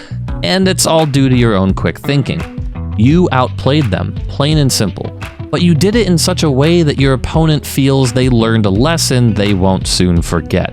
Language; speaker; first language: English; native; English